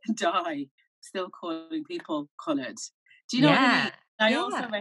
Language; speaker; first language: English; native; English